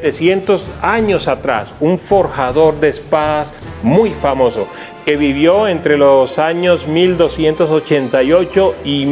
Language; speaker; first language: Spanish; native; Spanish